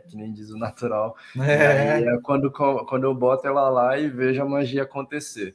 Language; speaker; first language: Portuguese; native; Portuguese